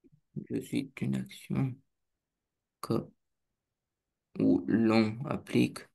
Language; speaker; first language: French; non-native, learner; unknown